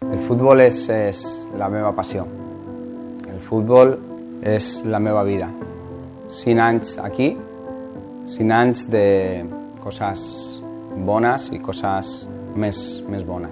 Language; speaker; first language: Catalan; non-native, fluent; Spanish